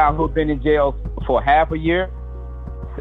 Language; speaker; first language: English; native; English